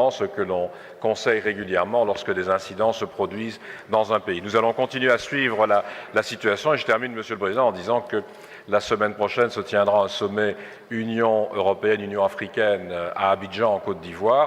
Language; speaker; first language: French; native; French